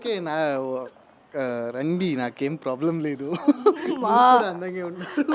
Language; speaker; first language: Telugu; non-native, learner; Kannada